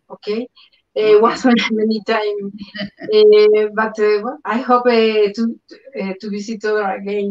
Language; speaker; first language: English; non-native, learner; Spanish